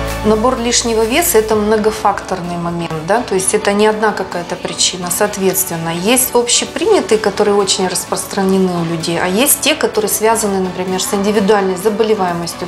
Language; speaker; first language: Russian; native; Russian